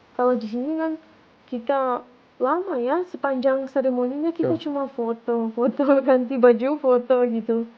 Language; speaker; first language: Indonesian; non-native, fluent; Russian